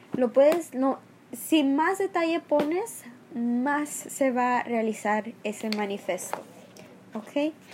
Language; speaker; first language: Spanish; early bilingual, heritage; Spanish